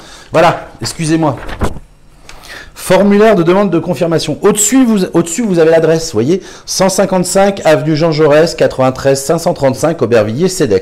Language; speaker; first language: French; native; French